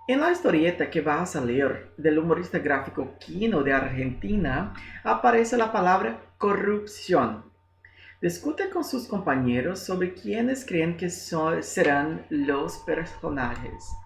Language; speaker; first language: Spanish; non-native, fluent; Portuguese